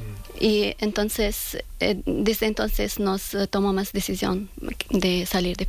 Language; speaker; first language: Spanish; non-native, learner; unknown